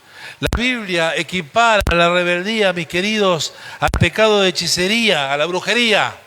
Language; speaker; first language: Spanish; native; Spanish